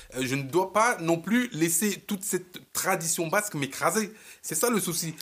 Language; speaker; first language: French; early bilingual, other home language; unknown